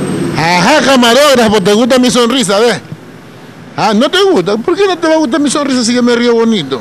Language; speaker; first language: Spanish; native; Spanish